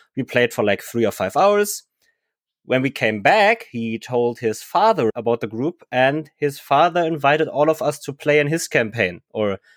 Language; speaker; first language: English; non-native, fluent; German